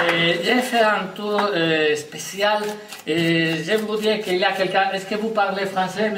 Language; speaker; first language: French; non-native, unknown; Spanish